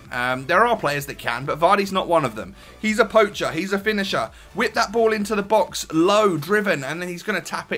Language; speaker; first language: English; native; English